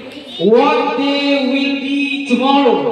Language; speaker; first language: English; non-native, learner; Indonesian